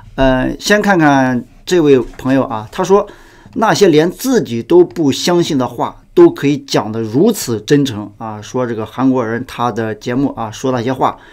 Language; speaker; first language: Chinese; native; Chinese